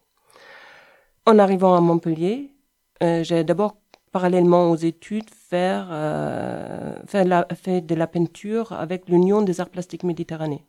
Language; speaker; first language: French; non-native, fluent; German